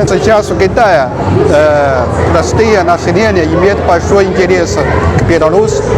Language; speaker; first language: Russian; non-native, learner; Chinese